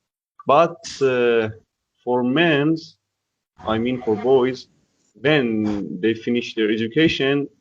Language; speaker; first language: English; non-native, local second language; Persian